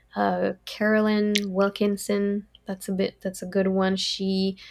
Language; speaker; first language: English; non-native, fluent; French